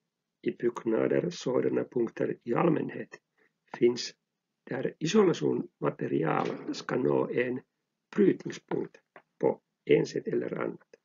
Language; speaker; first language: Swedish; non-native, local second language; Finnish